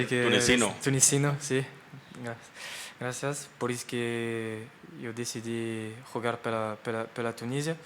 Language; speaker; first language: Spanish; non-native, fluent; French